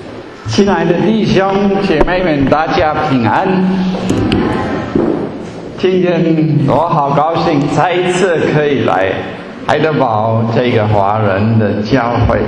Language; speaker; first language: Chinese; non-native, fluent; German